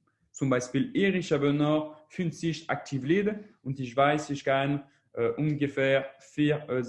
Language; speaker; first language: German; non-native, learner; French